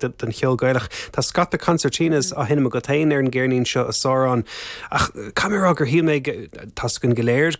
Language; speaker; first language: Irish; native; Irish